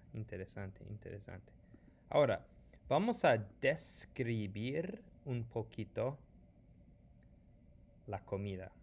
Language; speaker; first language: Spanish; non-native, fluent; English